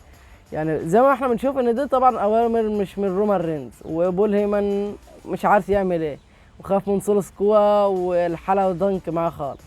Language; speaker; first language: Arabic; native; Arabic